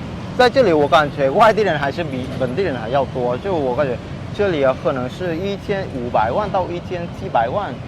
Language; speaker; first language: Chinese; non-native, fluent; Vietnamese